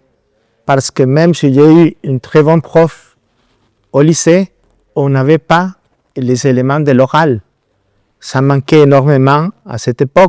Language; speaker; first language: French; non-native, fluent; Spanish